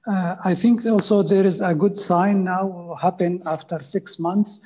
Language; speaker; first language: English; non-native, fluent; Arabic